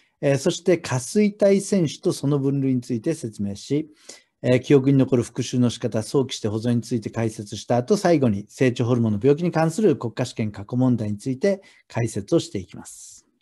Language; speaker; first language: Japanese; native; Japanese